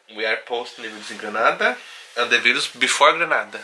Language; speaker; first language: English; non-native, learner; Portuguese